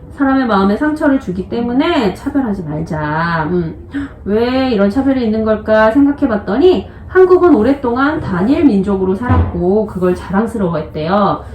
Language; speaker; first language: Korean; native; Korean